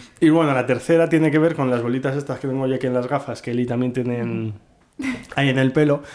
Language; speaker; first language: Spanish; native; Spanish